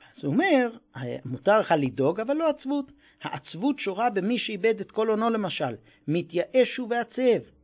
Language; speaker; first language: Hebrew; non-native, fluent; English